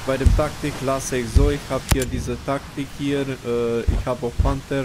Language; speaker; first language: German; non-native, fluent; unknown